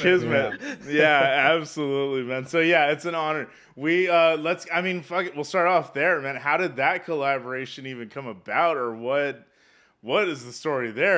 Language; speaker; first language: English; native; English